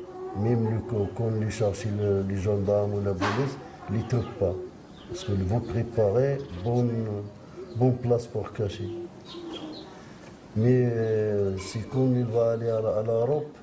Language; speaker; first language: French; non-native, learner; Arabic